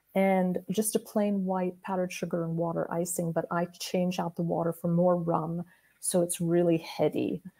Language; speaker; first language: English; native; English